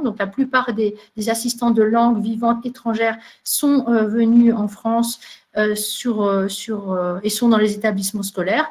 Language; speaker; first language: French; native; French